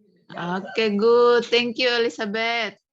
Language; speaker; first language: English; non-native, fluent; Indonesian